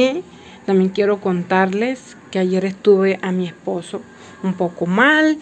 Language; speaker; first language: Spanish; native; Spanish